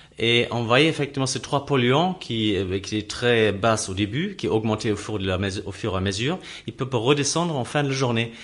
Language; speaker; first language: French; non-native, fluent; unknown